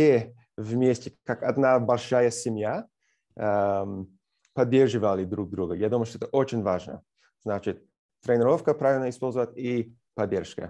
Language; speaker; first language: Russian; non-native, fluent; English